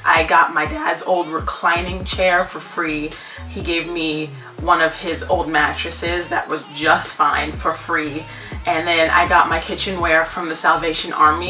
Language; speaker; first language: English; native; English